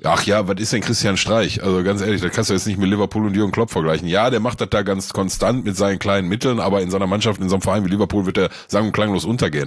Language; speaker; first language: German; native; German